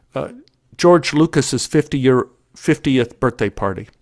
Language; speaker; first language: English; native; English